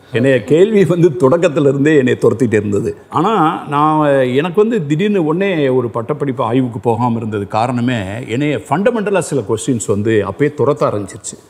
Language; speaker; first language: Tamil; native; Tamil